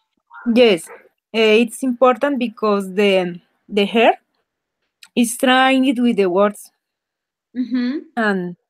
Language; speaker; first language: English; non-native, learner; Spanish